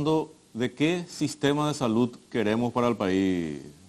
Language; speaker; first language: Spanish; native; Spanish